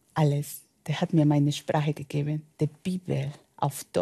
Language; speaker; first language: German; non-native, learner; Spanish